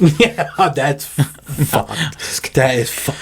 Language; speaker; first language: English; native; English